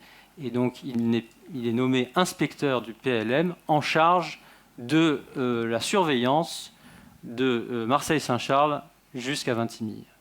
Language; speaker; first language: French; native; French